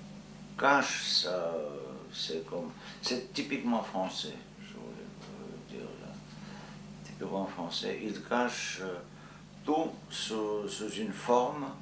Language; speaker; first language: French; non-native, fluent; Georgian